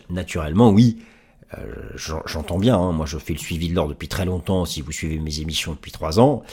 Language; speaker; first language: French; native; French